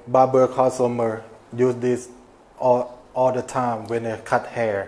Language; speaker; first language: English; non-native, learner; Thai